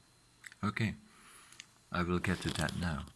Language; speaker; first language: English; non-native, fluent; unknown